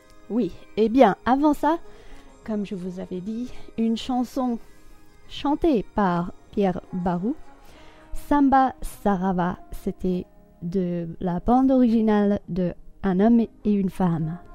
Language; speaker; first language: French; non-native, fluent; English